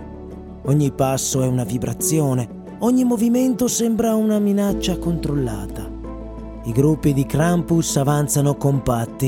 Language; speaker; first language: Italian; native; Italian